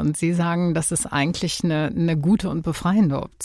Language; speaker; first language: German; native; German